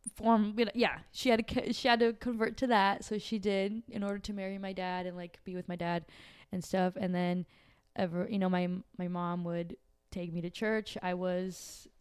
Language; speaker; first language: English; early bilingual, other home language; Portuguese